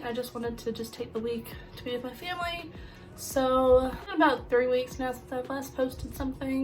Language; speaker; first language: English; native; English